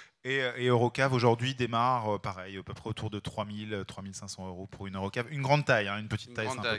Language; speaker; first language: French; native; French